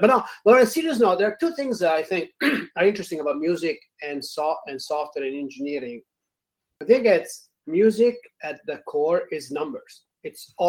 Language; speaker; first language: English; non-native, fluent; Italian